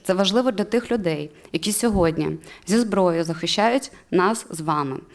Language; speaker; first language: Ukrainian; native; Ukrainian